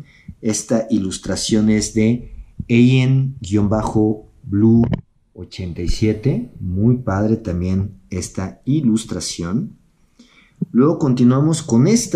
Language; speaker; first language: Spanish; native; Spanish